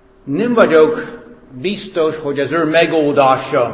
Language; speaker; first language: Hungarian; non-native, fluent; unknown